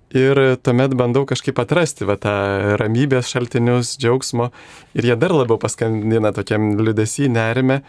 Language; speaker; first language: Lithuanian; native; Lithuanian